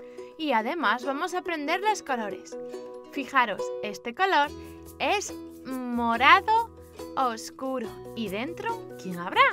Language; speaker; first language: Spanish; native; Spanish